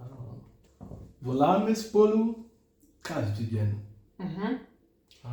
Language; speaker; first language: Slovak; non-native, learner; Akan